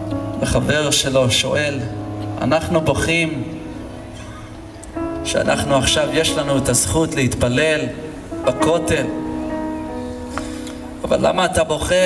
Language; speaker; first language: Hebrew; non-native, fluent; English